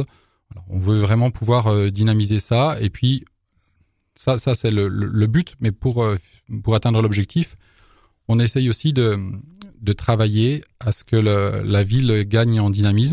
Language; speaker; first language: French; native; French